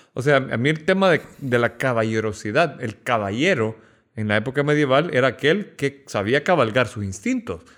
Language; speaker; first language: Spanish; native; Spanish